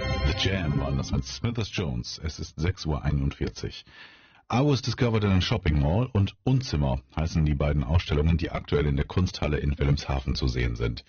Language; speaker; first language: German; native; German